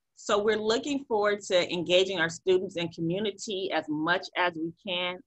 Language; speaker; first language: English; native; English